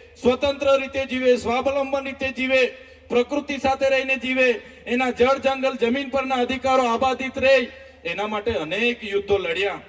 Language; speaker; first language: Gujarati; non-native, local second language; Vasavi